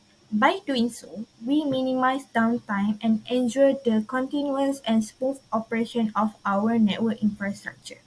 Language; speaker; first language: English; non-native, local second language; Malay